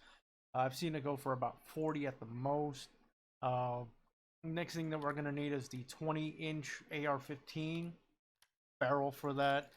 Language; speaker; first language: English; native; English